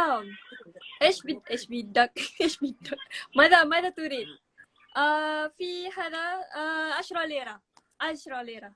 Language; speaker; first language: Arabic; non-native, learner; Malay